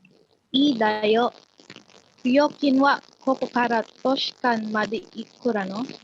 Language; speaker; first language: Japanese; non-native, learner; Filipino